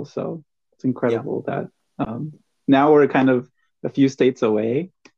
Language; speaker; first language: English; early bilingual, other home language; Spanish